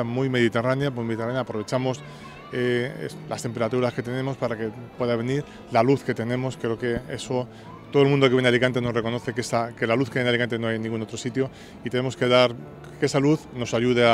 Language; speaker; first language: Spanish; native; Spanish